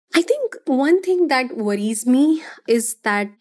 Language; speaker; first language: English; non-native, local second language; Hindi